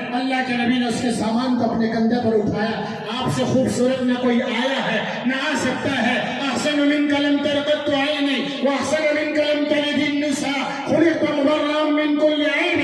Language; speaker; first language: Urdu; native; Urdu